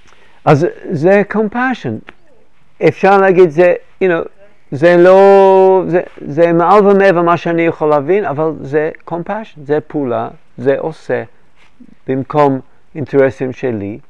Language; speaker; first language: Hebrew; non-native, fluent; English